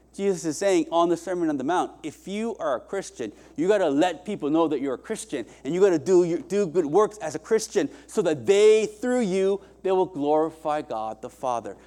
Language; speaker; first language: English; early bilingual, other home language; Korean